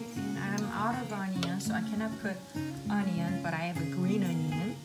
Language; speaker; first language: English; non-native, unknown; Korean